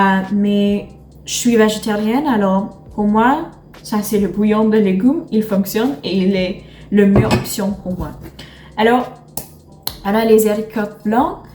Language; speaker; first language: French; non-native, learner; English